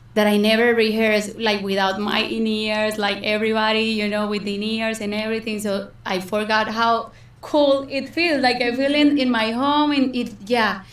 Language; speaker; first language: English; non-native, fluent; Spanish